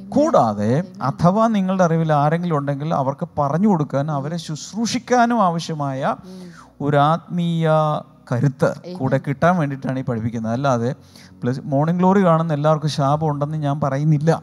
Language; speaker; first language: Malayalam; native; Malayalam